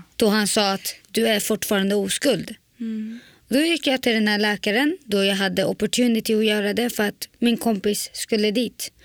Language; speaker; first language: Swedish; early bilingual, other home language; Arabic